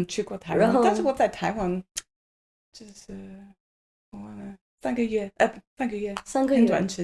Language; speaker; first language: Chinese; non-native, learner; English